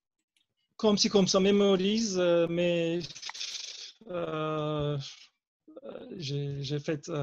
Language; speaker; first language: French; non-native, learner; Turkish